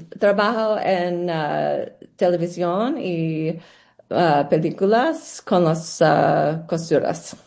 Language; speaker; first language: Spanish; non-native, learner; English